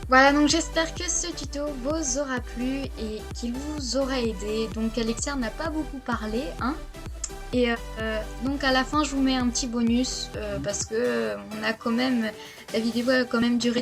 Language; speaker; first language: French; native; French